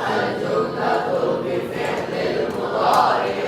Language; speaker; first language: Arabic; non-native, learner; Indonesian